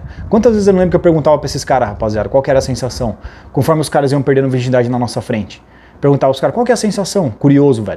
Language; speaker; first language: Portuguese; native; Portuguese